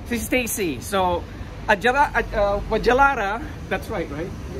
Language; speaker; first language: English; non-native, local second language; Pangasinan